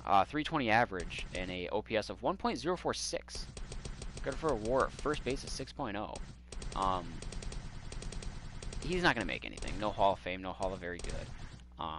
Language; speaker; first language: English; native; English